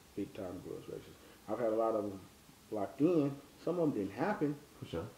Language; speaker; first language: English; native; English